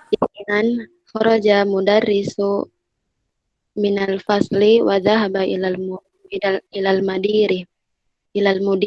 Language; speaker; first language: Arabic; non-native, learner; Indonesian